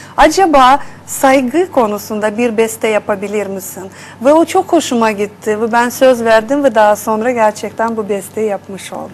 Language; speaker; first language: Turkish; non-native, fluent; Russian